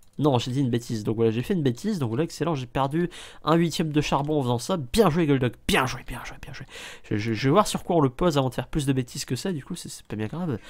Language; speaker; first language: French; native; French